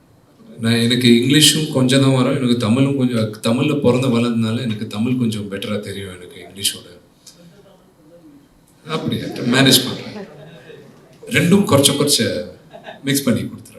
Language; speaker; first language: Tamil; non-native, local second language; Telugu